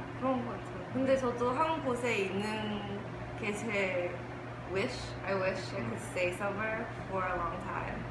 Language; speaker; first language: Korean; early bilingual, heritage; Korean